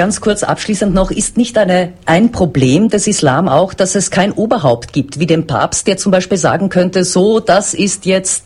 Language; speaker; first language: German; native; German